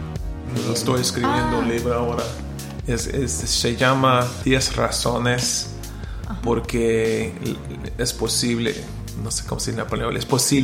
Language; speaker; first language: Spanish; non-native, learner; English